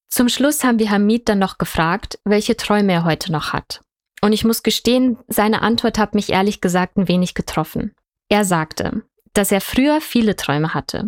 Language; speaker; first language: German; native; German